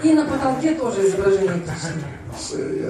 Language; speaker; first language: Russian; native; Russian